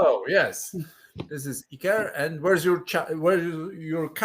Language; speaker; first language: English; non-native, fluent; Polish